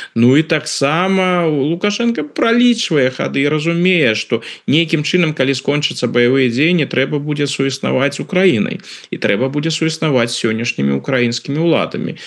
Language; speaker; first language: Belarusian; native; Belarusian